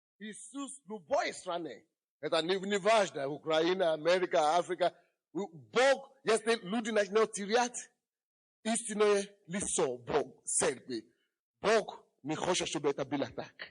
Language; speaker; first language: Russian; non-native, fluent; Yoruba